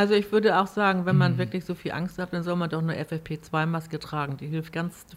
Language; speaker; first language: German; native; German